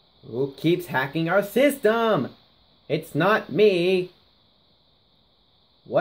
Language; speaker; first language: English; native; English